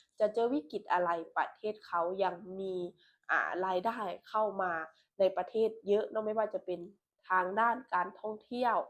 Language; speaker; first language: Thai; non-native, local second language; Lao